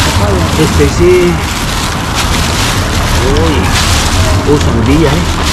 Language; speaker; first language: Spanish; non-native, learner; Filipino